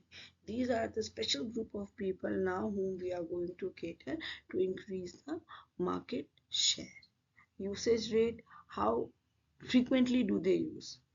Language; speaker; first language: English; non-native, local second language; Hindi